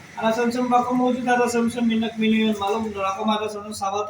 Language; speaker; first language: Arabic; non-native, learner; Bangla